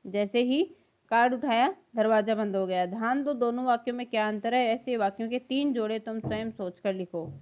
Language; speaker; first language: Hindi; native; Hindi